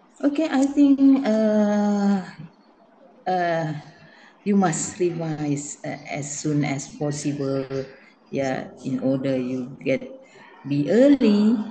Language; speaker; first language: English; non-native, learner; Indonesian